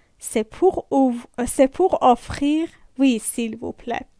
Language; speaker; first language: French; non-native, fluent; Persian